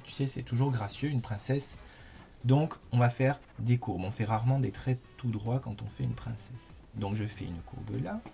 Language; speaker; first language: French; native; French